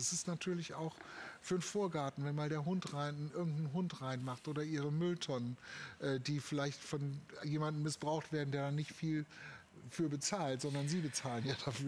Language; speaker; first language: German; native; German